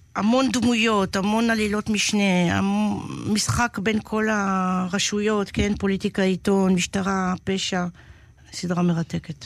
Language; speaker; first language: Hebrew; native; Hebrew